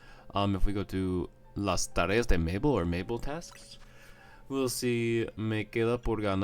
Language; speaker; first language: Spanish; non-native, fluent; English